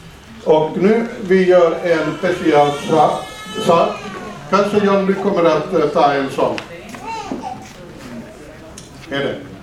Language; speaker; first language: Swedish; non-native, fluent; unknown